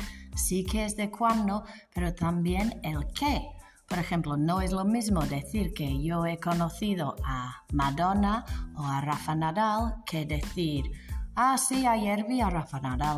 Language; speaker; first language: Spanish; non-native, fluent; English